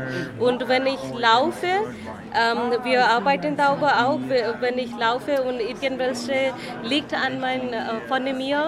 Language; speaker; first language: German; non-native, learner; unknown